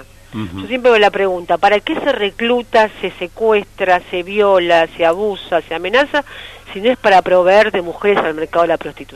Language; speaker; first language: Spanish; native; Spanish